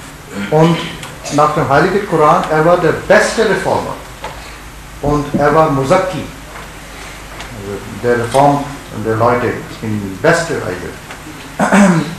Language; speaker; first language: German; non-native, learner; Urdu